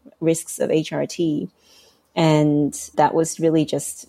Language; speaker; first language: English; non-native, local second language; Cantonese